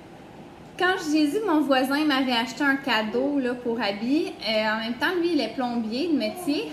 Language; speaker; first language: French; native; French